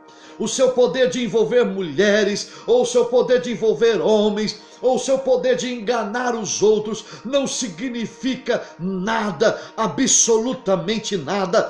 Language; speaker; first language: Portuguese; native; Portuguese